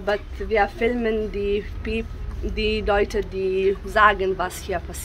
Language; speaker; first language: German; non-native, learner; Bosnian